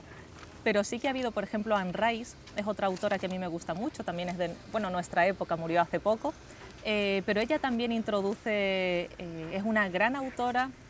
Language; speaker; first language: Spanish; native; Spanish